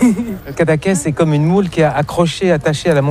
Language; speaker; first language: French; native; French